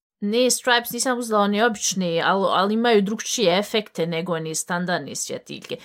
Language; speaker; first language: Bosnian; early bilingual, heritage; Bosnian